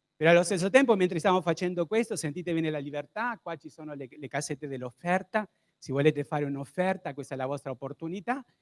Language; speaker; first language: Italian; non-native, fluent; Spanish